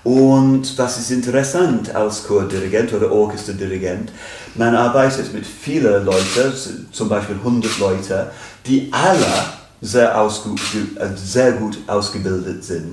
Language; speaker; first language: German; non-native, fluent; English